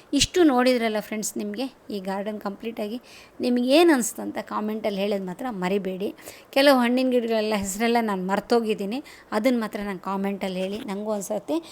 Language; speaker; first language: Kannada; native; Kannada